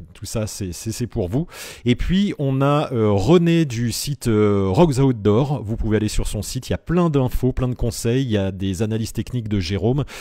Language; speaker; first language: French; native; French